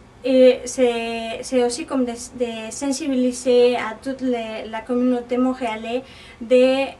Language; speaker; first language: French; non-native, fluent; Spanish